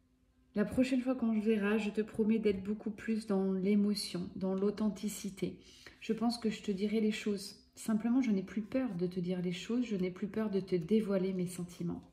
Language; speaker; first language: French; native; French